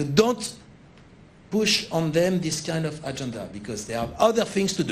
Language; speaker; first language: English; non-native, fluent; French